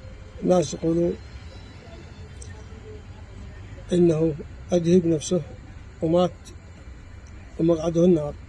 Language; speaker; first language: Arabic; native; Arabic